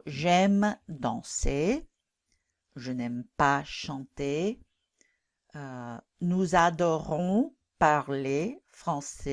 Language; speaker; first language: French; non-native, fluent; English